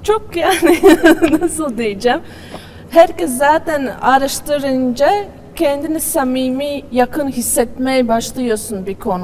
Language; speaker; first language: Turkish; non-native, learner; Latvian